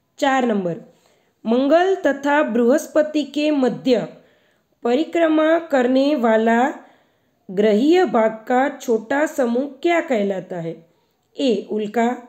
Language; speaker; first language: Hindi; non-native, local second language; Gujarati